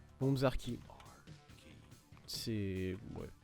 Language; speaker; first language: French; native; French